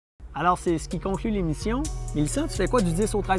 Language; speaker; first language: French; native; French